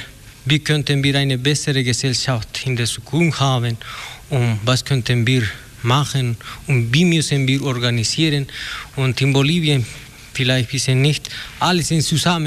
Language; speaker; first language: German; non-native, learner; Spanish